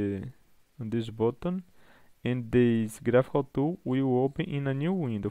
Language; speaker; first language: English; non-native, fluent; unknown